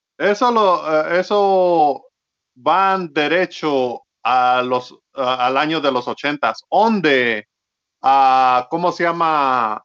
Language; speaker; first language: Spanish; early bilingual, heritage; Spanish